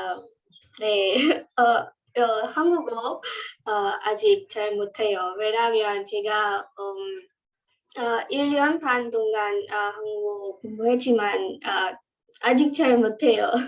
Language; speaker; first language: Korean; non-native, learner; Marathi